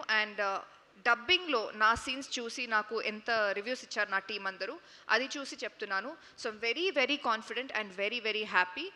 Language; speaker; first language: Telugu; non-native, fluent; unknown